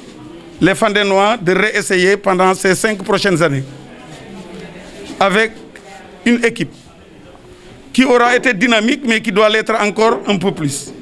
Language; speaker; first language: French; non-native, local second language; Wolof